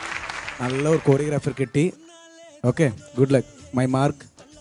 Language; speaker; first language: Malayalam; non-native, learner; Tamil